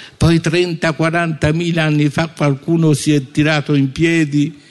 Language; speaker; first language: Italian; native; Italian